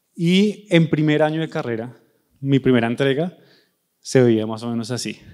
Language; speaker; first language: Spanish; native; Spanish